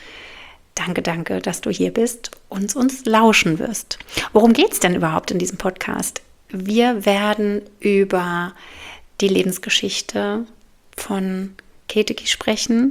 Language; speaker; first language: German; native; German